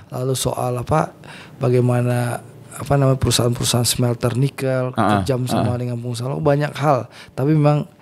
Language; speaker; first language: Indonesian; native; Indonesian